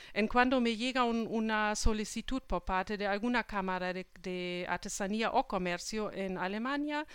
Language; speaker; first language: Spanish; non-native, fluent; German